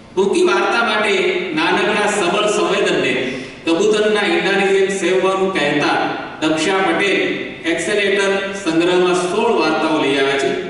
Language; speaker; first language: Gujarati; native; Gujarati